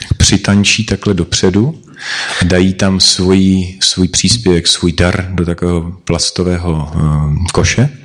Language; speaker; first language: Czech; native; Czech